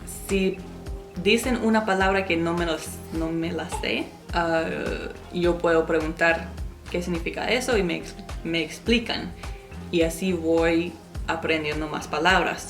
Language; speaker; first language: Spanish; non-native, fluent; English